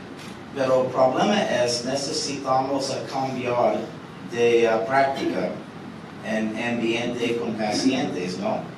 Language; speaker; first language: Spanish; early bilingual, heritage; English